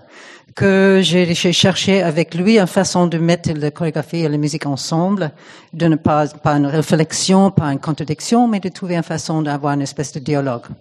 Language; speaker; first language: French; non-native, fluent; English